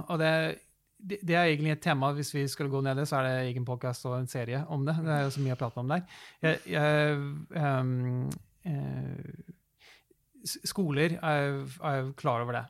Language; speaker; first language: Norwegian; early bilingual, other home language; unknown